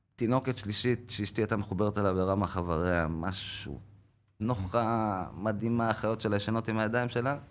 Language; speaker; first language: Hebrew; native; Hebrew